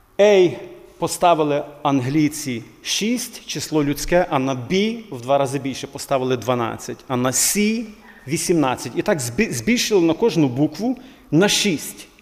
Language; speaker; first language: Ukrainian; native; Ukrainian